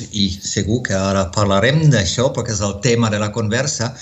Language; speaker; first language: Catalan; non-native, fluent; German